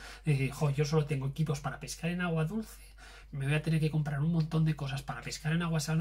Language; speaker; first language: Spanish; native; Spanish